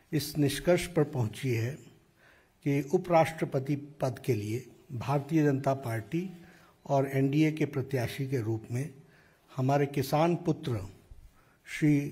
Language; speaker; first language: Hindi; native; Hindi